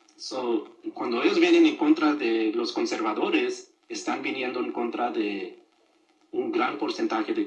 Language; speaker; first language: Spanish; early bilingual, other home language; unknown